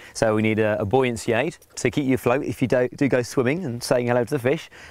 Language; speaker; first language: English; native; English